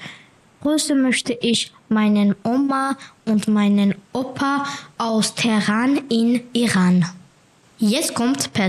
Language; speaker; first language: German; non-native, learner; Persian